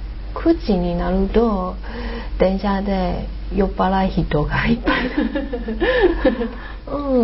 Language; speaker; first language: Japanese; non-native, learner; Chinese